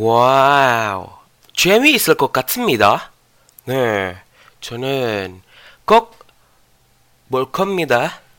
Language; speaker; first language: Korean; non-native, learner; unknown